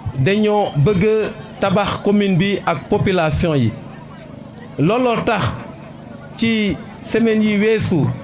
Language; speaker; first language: Wolof; non-native, local second language; Serer